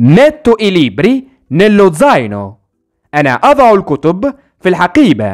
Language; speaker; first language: Italian; non-native, fluent; Arabic